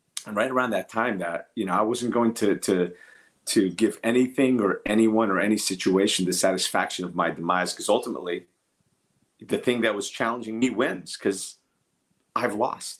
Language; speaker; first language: English; early bilingual, other home language; Portuguese